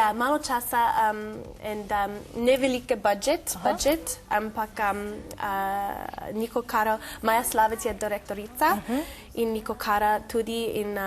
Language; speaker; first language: Slovenian; non-native, learner; English